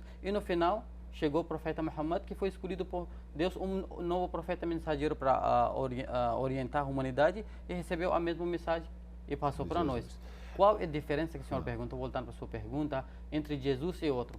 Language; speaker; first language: Portuguese; non-native, fluent; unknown